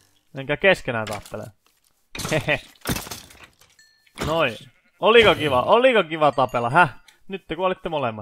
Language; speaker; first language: Finnish; native; Finnish